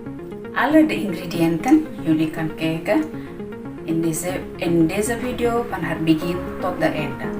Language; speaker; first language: Dutch; non-native, learner; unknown